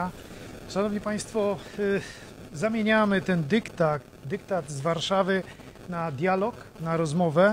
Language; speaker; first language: Polish; native; Polish